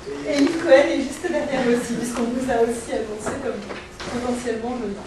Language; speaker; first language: French; native; French